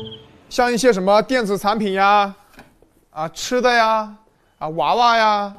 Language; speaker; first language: Chinese; native; Chinese